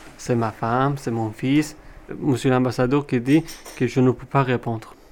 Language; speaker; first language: French; non-native, fluent; Persian